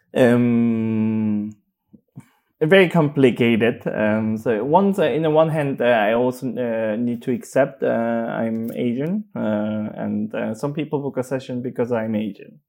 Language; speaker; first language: English; non-native, fluent; Korean